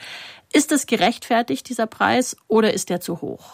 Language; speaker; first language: German; native; German